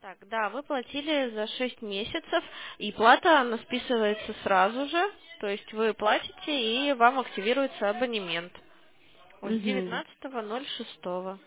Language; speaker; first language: Russian; native; Russian